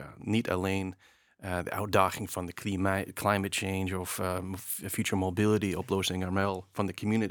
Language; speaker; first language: Dutch; non-native, fluent; English